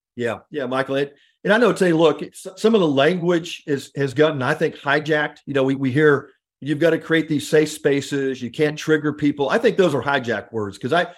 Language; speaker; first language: English; native; English